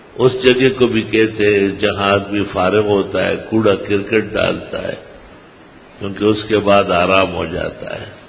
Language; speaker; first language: Urdu; native; Urdu